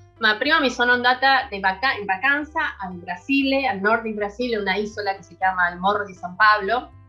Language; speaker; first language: Italian; non-native, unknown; Spanish